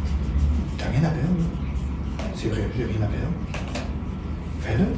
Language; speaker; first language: French; native; French